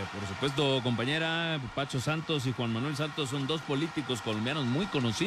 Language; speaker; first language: Spanish; native; Spanish